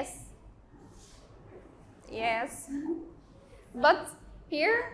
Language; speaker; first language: English; non-native, learner; Arabic